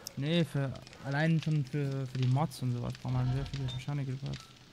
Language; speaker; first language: German; native; German